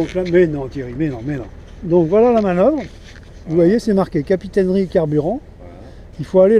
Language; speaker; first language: French; native; French